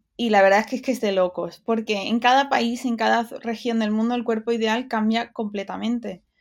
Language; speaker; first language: Spanish; early bilingual, other home language; English